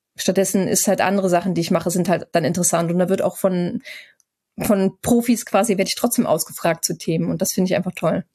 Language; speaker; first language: German; native; German